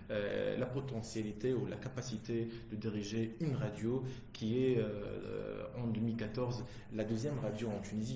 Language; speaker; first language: French; non-native, local second language; Arabic